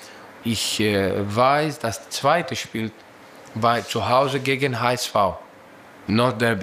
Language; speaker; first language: German; non-native, learner; Greek